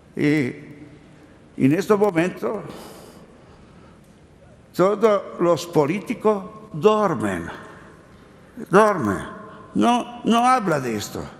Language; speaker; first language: Spanish; non-native, learner; Italian